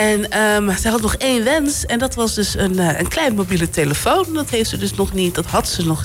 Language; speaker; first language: Dutch; native; Dutch